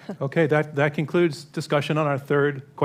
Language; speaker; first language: English; native; English